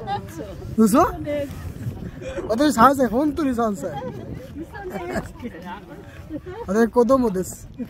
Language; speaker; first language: Japanese; non-native, learner; Bangla